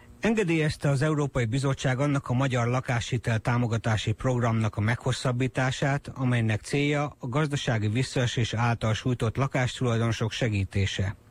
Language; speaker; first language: Hungarian; native; Hungarian